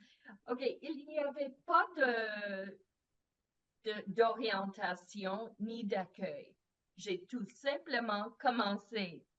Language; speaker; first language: French; non-native, fluent; English